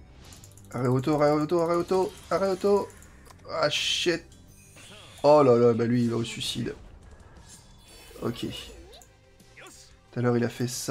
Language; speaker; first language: French; native; French